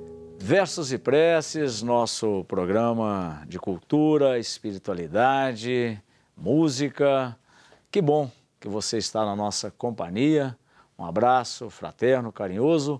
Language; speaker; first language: Portuguese; native; Portuguese